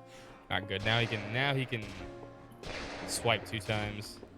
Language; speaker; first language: English; native; English